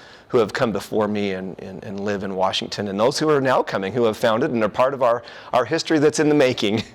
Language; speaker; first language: English; native; English